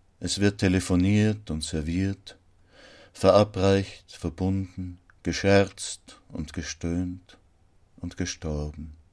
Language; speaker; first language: German; native; German